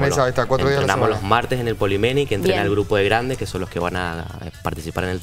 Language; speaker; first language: Spanish; native; Spanish